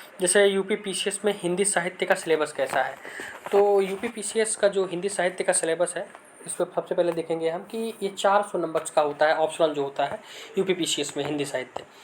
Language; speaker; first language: Hindi; native; Hindi